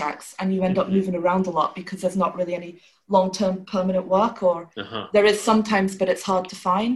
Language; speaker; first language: English; native; English